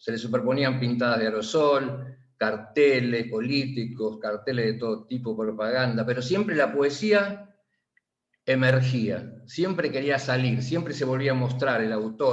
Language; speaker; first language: Spanish; native; Spanish